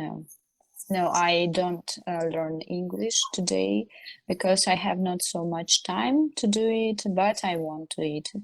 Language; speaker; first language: English; non-native, learner; Russian